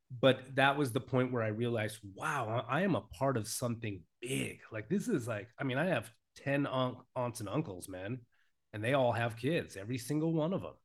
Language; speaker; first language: English; native; English